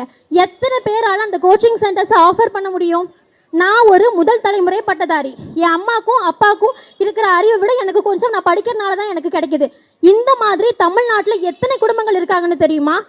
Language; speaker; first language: Tamil; native; Tamil